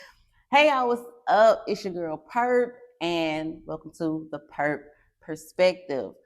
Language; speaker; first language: English; native; English